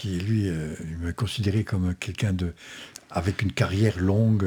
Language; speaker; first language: French; native; French